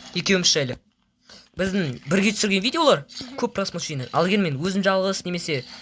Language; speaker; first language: Kazakh; non-native, local second language; Russian